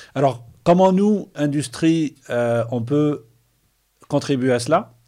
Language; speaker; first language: French; non-native, local second language; Arabic